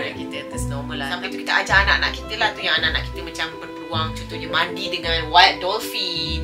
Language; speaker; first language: Malay; native; Malay